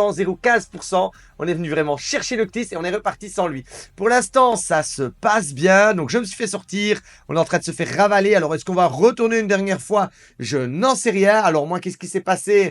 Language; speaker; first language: French; native; French